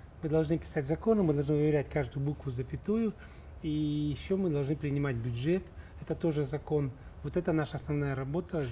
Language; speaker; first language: Russian; native; Russian